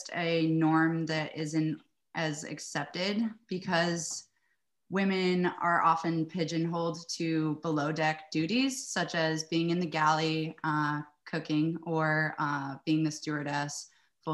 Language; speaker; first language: English; native; English